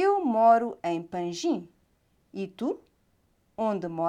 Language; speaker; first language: Portuguese; non-native, fluent; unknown